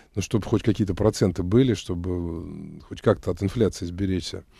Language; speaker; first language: Russian; native; Russian